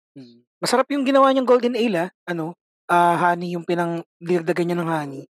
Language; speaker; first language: Filipino; native; Filipino